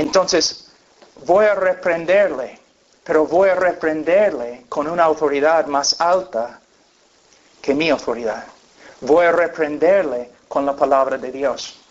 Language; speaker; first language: Spanish; non-native, fluent; English